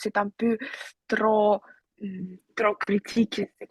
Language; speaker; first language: French; non-native, fluent; Russian